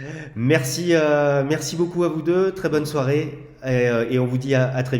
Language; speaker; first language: French; native; French